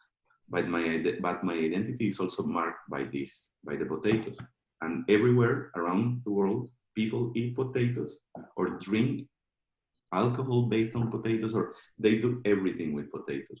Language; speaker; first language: English; non-native, fluent; Spanish